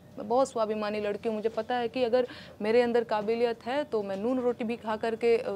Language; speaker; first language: Hindi; non-native, local second language; Bhojpuri